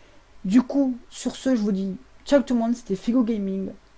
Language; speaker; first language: French; native; French